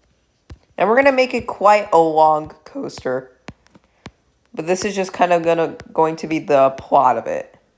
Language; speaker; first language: English; native; English